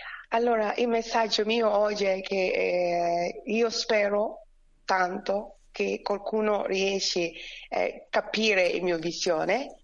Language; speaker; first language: Italian; non-native, fluent; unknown